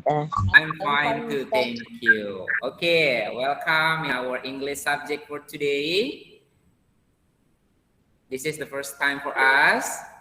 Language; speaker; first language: English; non-native, learner; Indonesian